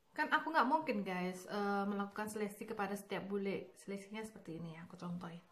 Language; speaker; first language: Indonesian; native; Indonesian